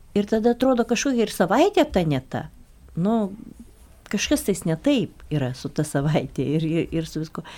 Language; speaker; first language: Lithuanian; native; Lithuanian